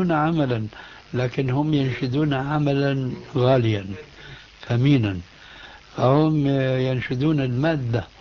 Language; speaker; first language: Arabic; early bilingual, other home language; Albanian